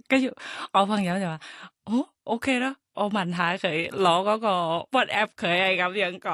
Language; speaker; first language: Cantonese; non-native, learner; Thai